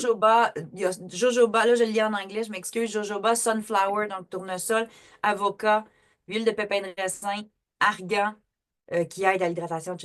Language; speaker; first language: French; native; French